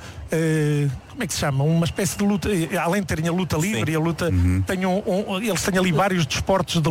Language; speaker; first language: Portuguese; native; Portuguese